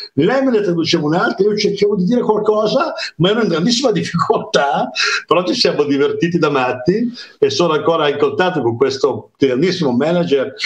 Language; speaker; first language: Italian; native; Italian